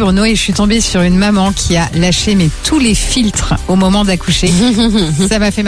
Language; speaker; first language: French; native; French